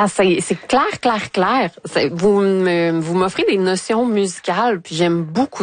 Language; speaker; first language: French; native; French